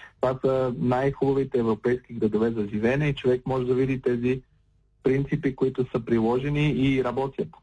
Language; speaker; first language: Bulgarian; native; Bulgarian